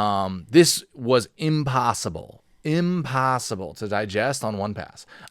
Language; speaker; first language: English; native; English